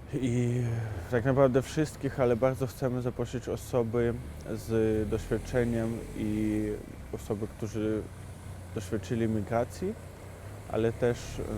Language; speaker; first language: Polish; non-native, fluent; Ukrainian